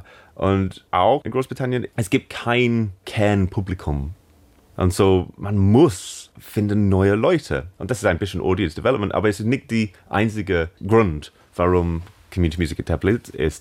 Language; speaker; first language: German; non-native, fluent; English